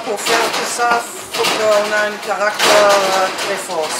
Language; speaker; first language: French; non-native, learner; German